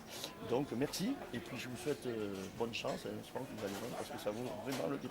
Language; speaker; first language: French; native; French